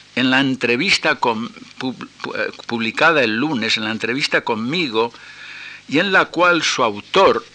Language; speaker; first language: Spanish; native; Spanish